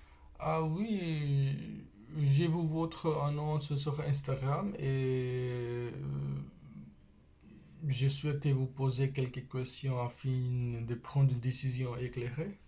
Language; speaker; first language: French; non-native, fluent; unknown